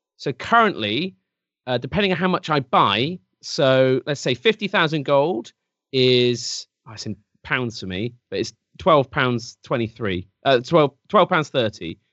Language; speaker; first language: English; native; English